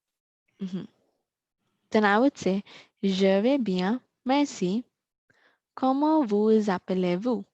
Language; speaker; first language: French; non-native, learner; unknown